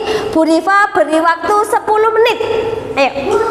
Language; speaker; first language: Indonesian; native; Indonesian